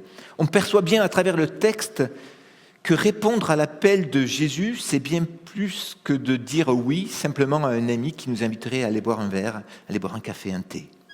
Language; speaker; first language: French; native; French